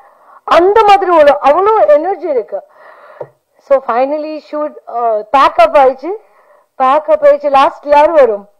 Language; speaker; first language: Tamil; non-native, learner; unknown